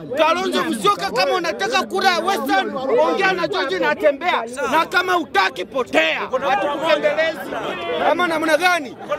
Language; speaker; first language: Swahili; non-native, local second language; Luyia